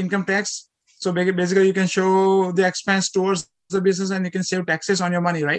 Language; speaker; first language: English; non-native, local second language; Gujarati